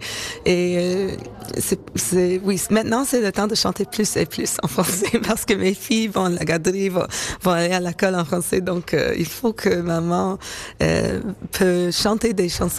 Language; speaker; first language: French; non-native, fluent; English